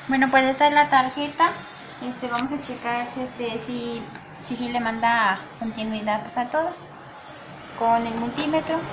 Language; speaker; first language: Spanish; native; Spanish